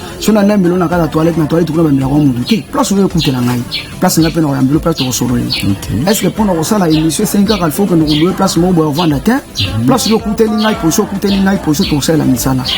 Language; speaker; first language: Lingala; non-native, local second language; Kongo